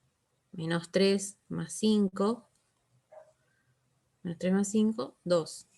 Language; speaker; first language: Spanish; native; Spanish